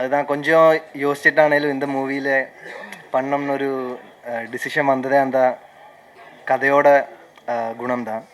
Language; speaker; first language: Tamil; non-native, learner; Malayalam